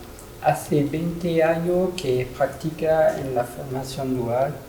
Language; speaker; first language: Spanish; non-native, learner; French